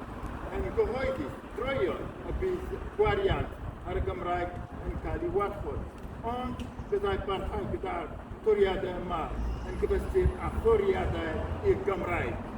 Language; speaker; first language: Welsh; non-native, fluent; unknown